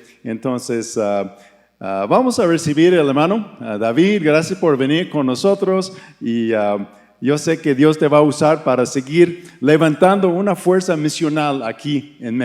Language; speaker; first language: Spanish; non-native, fluent; English